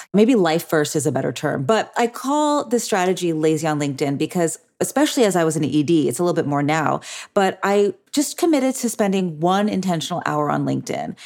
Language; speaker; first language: English; native; English